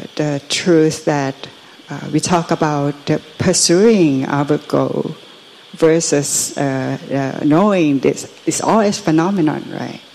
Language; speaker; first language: English; non-native, fluent; Thai